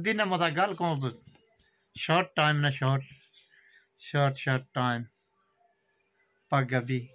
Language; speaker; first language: Filipino; non-native, learner; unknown